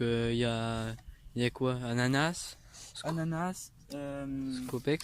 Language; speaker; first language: French; native; French